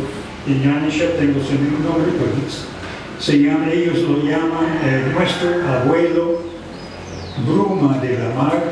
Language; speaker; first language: Spanish; non-native, fluent; English